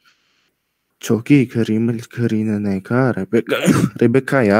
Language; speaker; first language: Korean; non-native, learner; Indonesian